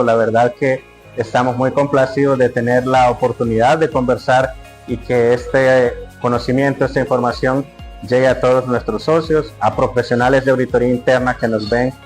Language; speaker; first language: Spanish; native; Spanish